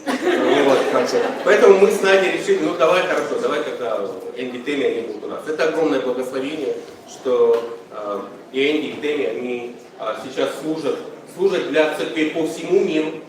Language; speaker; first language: Russian; native; Russian